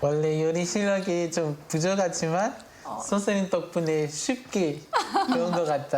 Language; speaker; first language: Korean; non-native, learner; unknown